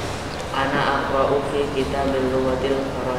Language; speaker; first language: Arabic; non-native, learner; Indonesian